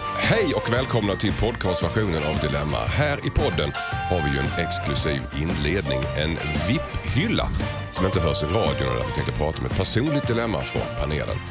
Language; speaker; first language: Swedish; native; Swedish